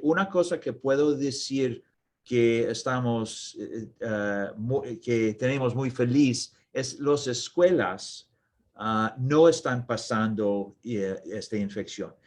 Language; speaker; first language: Spanish; non-native, learner; English